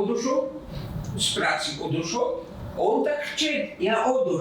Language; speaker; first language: Slovak; non-native, learner; Russian